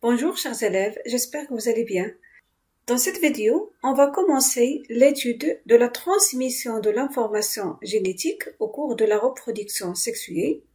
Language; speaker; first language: French; non-native, local second language; Arabic